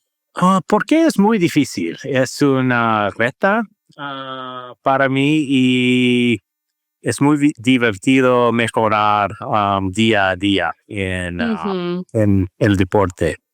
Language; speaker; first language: Spanish; non-native, learner; English